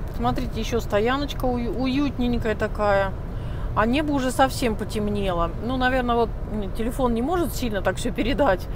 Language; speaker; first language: Russian; native; Russian